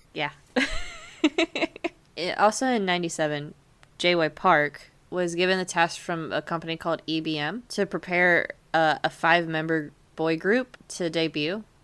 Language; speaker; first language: English; native; English